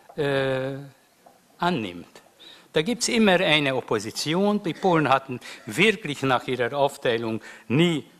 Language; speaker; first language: German; non-native, fluent; Hungarian